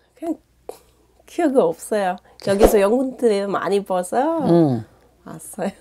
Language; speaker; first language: Korean; non-native, learner; Uzbek